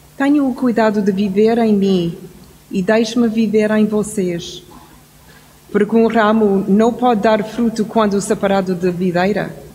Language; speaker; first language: Portuguese; non-native, fluent; English